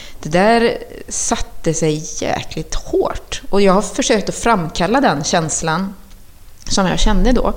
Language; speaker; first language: Swedish; early bilingual, other home language; Spanish